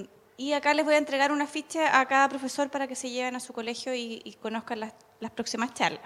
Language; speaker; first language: Spanish; native; Spanish